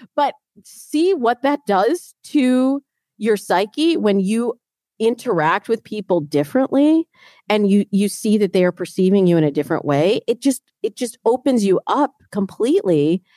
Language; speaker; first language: English; native; English